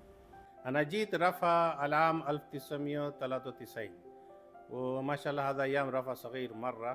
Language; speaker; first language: Arabic; non-native, learner; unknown